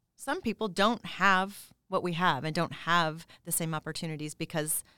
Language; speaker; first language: English; native; English